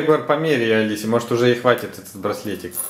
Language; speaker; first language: Russian; native; Russian